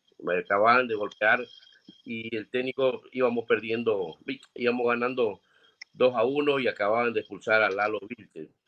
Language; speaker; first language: Spanish; native; Spanish